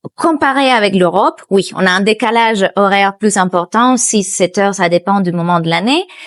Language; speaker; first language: French; non-native, fluent; Spanish